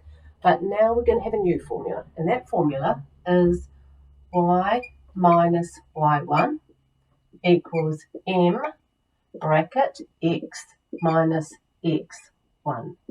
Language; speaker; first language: English; native; English